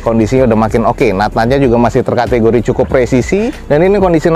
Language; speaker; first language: Indonesian; native; Indonesian